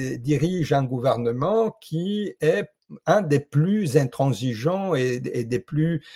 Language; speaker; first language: French; non-native, fluent; Italian